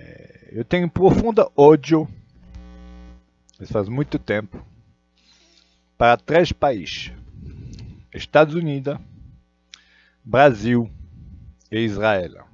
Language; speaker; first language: Portuguese; non-native, fluent; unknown